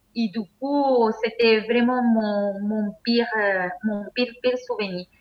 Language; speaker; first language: French; non-native, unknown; Spanish